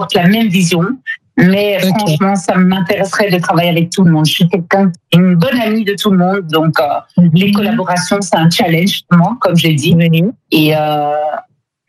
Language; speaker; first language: French; non-native, local second language; Lingala